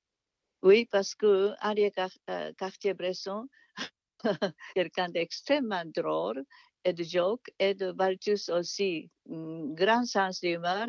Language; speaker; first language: French; non-native, fluent; Japanese